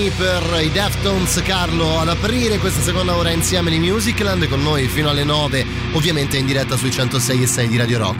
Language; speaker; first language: Italian; native; Italian